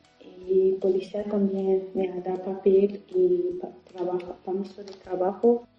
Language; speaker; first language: Spanish; non-native, learner; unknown